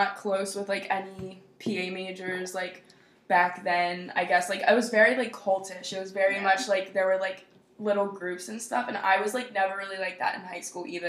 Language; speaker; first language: English; native; English